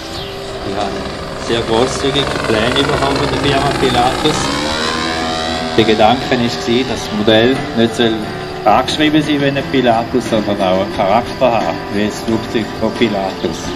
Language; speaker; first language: German; native; German